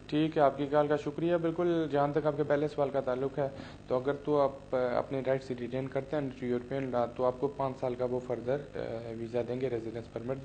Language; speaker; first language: Urdu; native; Urdu